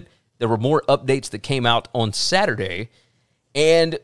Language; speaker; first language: English; native; English